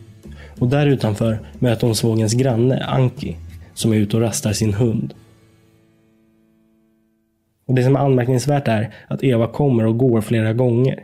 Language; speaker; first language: Swedish; native; Swedish